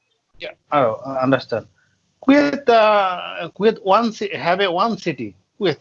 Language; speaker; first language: English; non-native, learner; Bangla